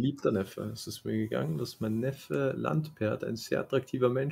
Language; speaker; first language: German; native; German